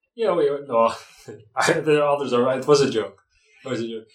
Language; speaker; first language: English; non-native, fluent; Dutch